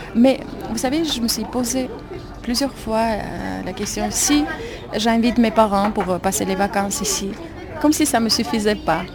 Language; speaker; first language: French; non-native, fluent; Armenian